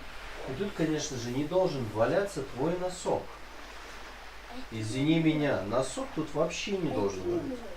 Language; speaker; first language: Russian; native; Russian